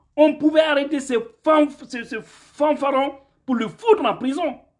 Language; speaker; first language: French; non-native, local second language; Fula